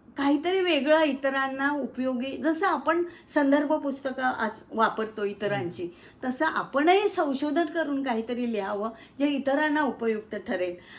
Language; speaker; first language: Marathi; native; Marathi